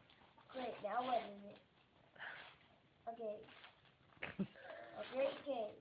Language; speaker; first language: English; native; English